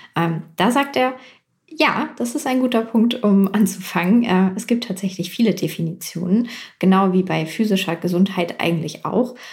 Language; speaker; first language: German; native; German